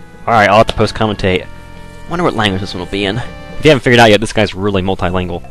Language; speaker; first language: English; native; English